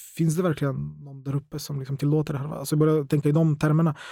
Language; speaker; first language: Swedish; non-native, fluent; Ukrainian